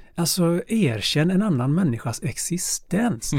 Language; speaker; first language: Swedish; native; Swedish